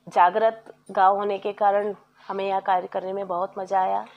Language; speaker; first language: Hindi; native; Hindi